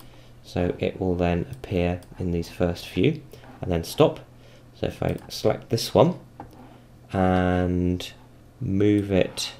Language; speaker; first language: English; native; English